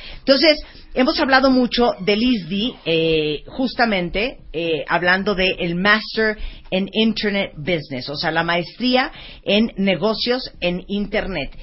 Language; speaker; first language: Spanish; early bilingual, other home language; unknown